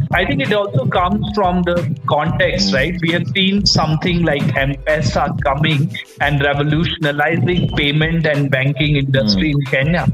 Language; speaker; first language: English; non-native, local second language; Hindi